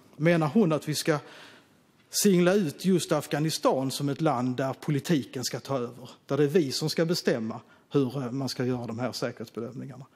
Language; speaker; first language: Swedish; native; Swedish